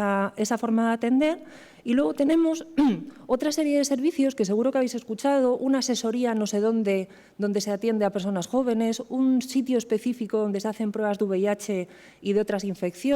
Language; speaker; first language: Spanish; native; Spanish